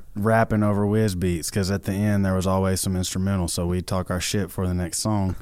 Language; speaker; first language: English; native; English